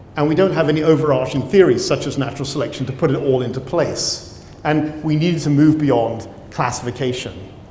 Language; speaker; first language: English; native; English